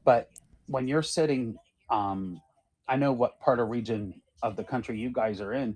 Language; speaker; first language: English; native; English